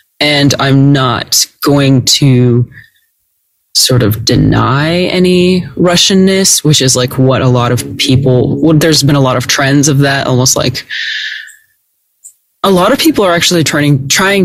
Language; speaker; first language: English; native; English